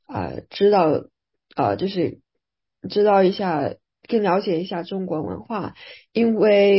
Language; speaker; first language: Chinese; early bilingual, other home language; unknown